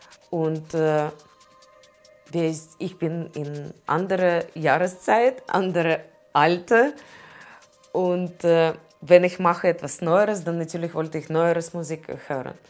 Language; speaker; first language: German; non-native, learner; Russian